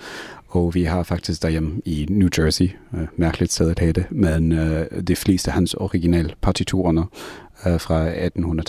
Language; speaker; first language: Danish; non-native, fluent; English